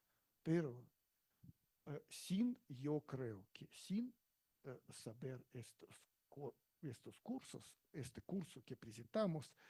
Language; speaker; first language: Spanish; non-native, learner; Russian